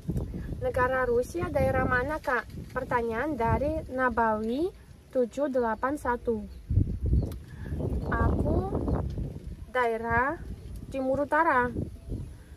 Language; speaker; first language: Indonesian; non-native, fluent; Russian